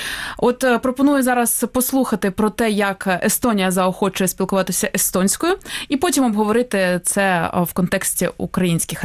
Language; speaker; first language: Ukrainian; native; Ukrainian